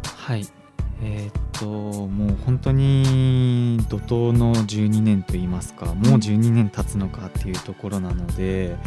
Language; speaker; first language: Japanese; native; Japanese